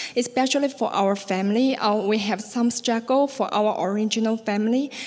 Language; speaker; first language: English; non-native, learner; Chinese